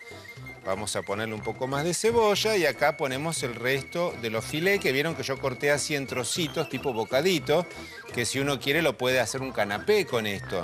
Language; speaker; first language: Spanish; native; Spanish